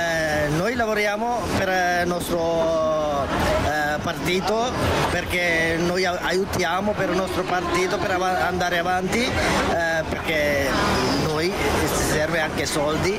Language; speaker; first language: Italian; non-native, learner; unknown